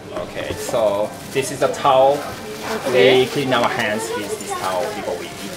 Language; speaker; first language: English; non-native, fluent; Japanese